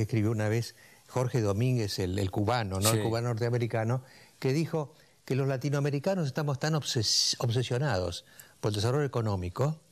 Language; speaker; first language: Spanish; native; Spanish